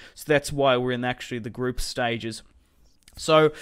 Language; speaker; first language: English; native; English